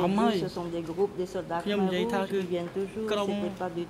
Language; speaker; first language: French; non-native, local second language; Khmer